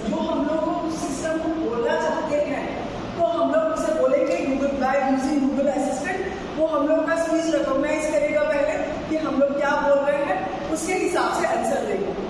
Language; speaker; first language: Hindi; non-native, local second language; Odia